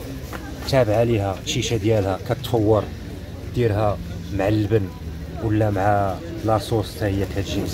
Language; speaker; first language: Arabic; native; Arabic